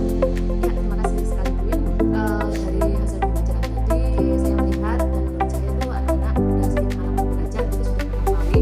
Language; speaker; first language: Indonesian; native; Indonesian